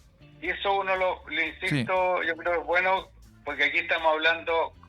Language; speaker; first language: Spanish; native; Spanish